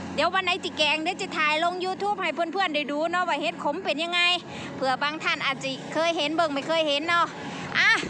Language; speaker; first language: Thai; non-native, local second language; Khmer